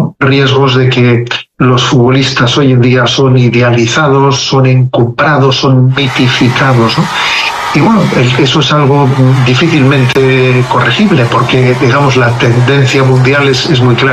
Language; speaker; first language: Spanish; native; Spanish